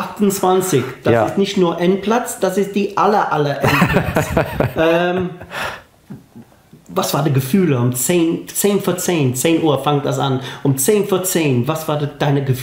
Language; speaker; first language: German; non-native, fluent; English